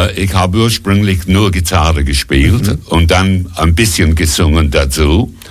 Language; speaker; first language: German; non-native, fluent; English